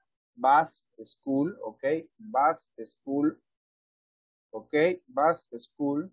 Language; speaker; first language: English; non-native, learner; Spanish